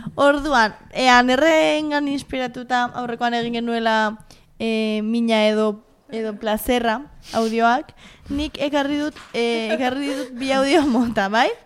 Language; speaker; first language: Basque; non-native, local second language; Spanish